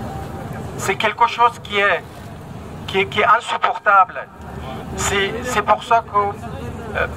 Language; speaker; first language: French; non-native, fluent; Persian